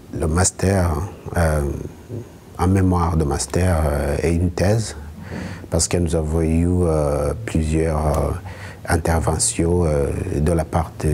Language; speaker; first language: French; non-native, fluent; Swahili